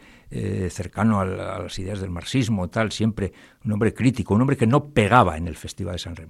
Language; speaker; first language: Spanish; native; Spanish